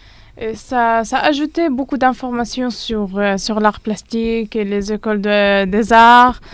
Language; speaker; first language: French; non-native, learner; Arabic